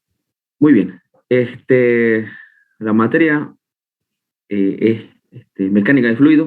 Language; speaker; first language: Spanish; native; Spanish